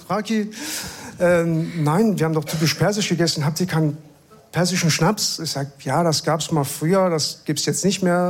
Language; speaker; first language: German; early bilingual, other home language; Persian